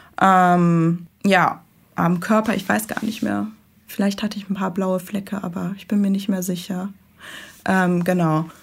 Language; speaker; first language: German; early bilingual, other home language; Persian